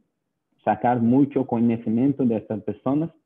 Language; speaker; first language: Spanish; non-native, learner; Portuguese